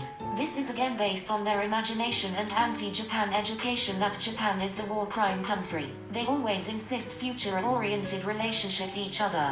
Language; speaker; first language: English; non-native, fluent; Japanese